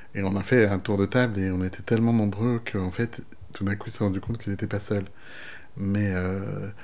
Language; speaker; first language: French; native; French